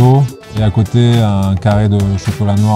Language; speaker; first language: French; native; French